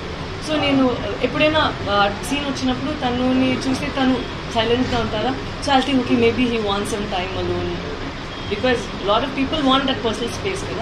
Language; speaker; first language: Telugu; non-native, learner; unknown